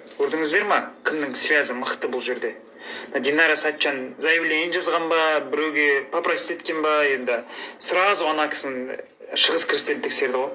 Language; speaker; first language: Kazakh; native; Kazakh